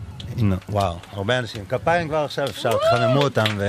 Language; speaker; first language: Hebrew; native; Hebrew